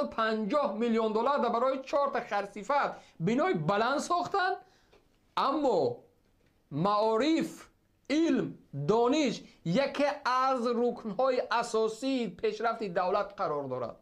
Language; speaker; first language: Persian; native; Persian